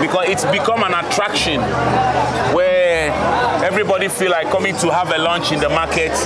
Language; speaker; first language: English; non-native, local second language; Akan